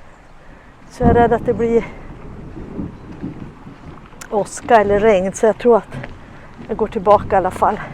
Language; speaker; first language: Swedish; native; Swedish